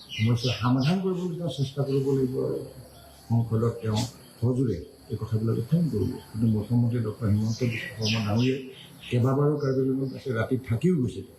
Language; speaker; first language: Assamese; non-native, local second language; Karbi